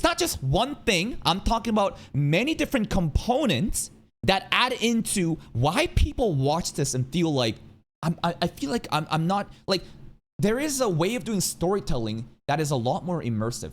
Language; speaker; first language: English; native; English